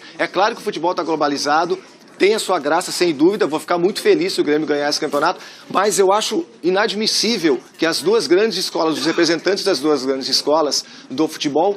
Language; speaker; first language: Portuguese; native; Portuguese